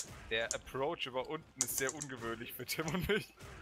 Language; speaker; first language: German; native; German